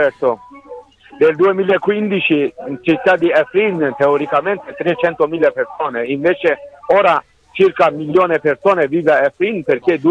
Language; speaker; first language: Italian; non-native, learner; Kurdish